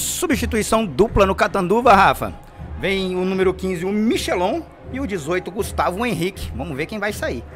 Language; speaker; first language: Portuguese; native; Portuguese